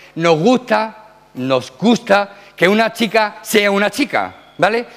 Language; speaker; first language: Spanish; native; Spanish